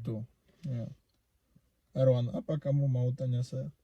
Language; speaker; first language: Indonesian; non-native, learner; Polish